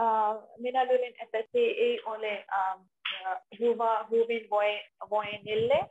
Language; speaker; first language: Finnish; non-native, learner; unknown